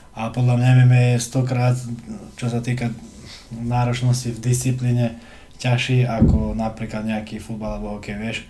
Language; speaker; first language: Slovak; early bilingual, heritage; Slovak